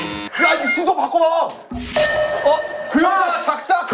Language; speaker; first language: Korean; native; Korean